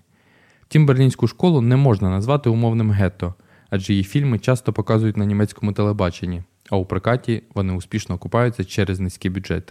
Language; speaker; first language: Ukrainian; native; Ukrainian